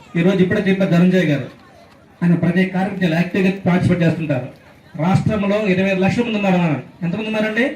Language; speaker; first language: Telugu; native; Telugu